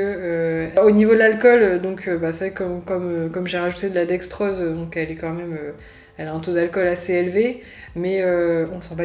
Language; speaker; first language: French; native; French